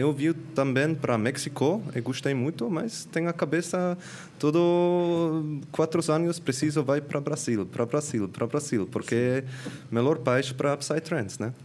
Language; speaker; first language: Portuguese; non-native, learner; Swiss German